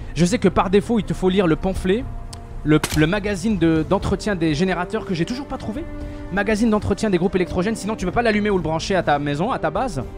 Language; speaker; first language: French; non-native, local second language; Arabic